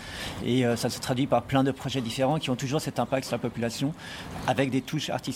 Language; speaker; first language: French; native; French